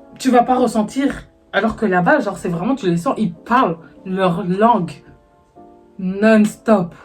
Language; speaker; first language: French; native; French